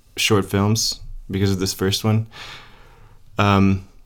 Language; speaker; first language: English; early bilingual, other home language; Polish